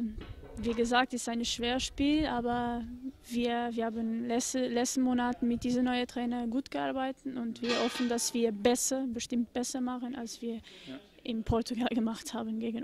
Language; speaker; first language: German; non-native, fluent; Portuguese